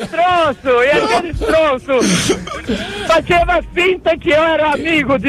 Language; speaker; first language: Italian; non-native, fluent; Portuguese